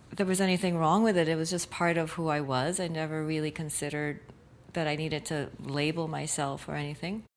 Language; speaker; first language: English; native; English